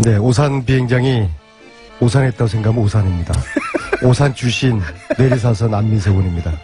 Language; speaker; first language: Korean; native; Korean